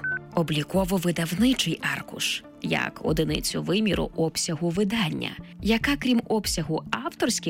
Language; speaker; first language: Ukrainian; native; Ukrainian